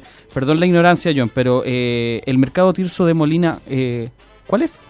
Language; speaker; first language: Spanish; native; Spanish